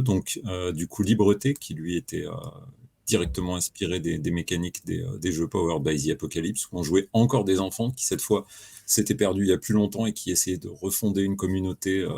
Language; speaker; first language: French; native; French